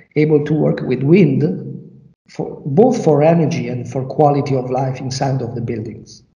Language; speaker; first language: English; non-native, learner; Italian